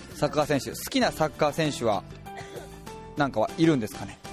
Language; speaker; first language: Japanese; native; Japanese